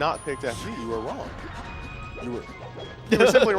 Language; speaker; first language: English; native; English